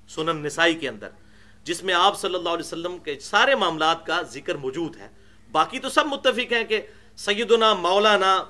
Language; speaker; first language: Urdu; non-native, local second language; Punjabi